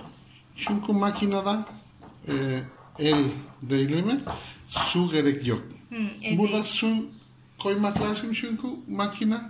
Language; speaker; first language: Turkish; non-native, learner; Spanish